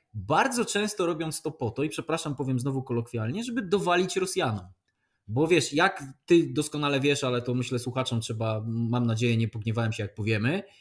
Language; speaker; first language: Polish; native; Polish